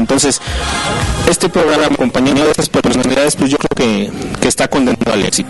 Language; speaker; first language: Spanish; native; Spanish